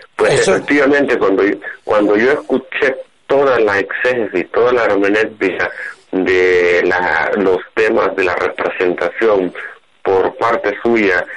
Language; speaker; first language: Spanish; native; Spanish